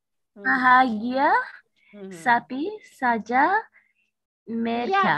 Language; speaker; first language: Indonesian; non-native, learner; Arabic